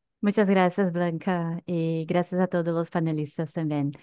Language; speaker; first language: Spanish; non-native, fluent; Portuguese